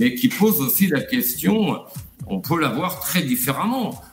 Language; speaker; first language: French; native; French